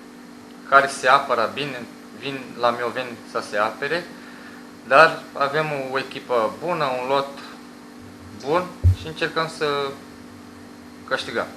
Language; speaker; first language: Romanian; non-native, fluent; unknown